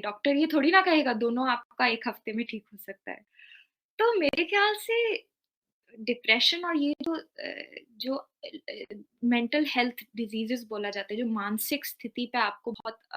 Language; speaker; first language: Hindi; native; Hindi